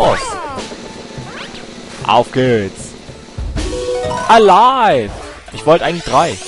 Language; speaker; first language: German; native; German